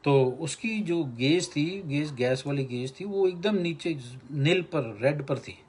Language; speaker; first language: Hindi; non-native, local second language; Punjabi